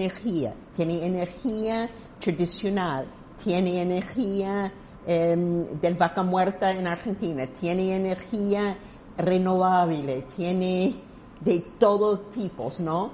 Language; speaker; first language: Spanish; non-native, fluent; English